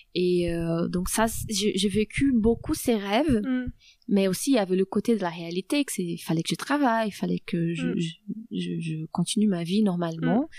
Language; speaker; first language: French; non-native, fluent; Portuguese